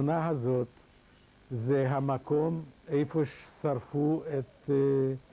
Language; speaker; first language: Hebrew; non-native, fluent; Yiddish